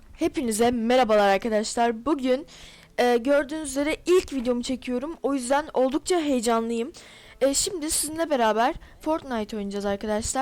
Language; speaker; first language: Turkish; native; Turkish